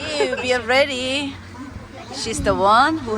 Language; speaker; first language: English; non-native, learner; Tibetan